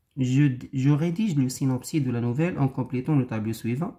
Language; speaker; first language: French; non-native, local second language; Arabic